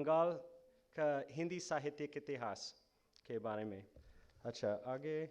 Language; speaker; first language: Hindi; non-native, fluent; English